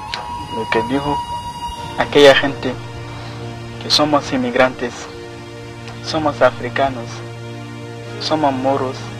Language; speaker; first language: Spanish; non-native, fluent; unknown